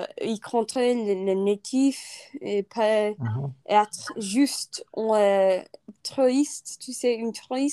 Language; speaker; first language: French; non-native, learner; English